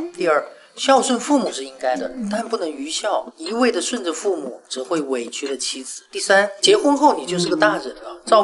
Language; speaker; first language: Chinese; native; Chinese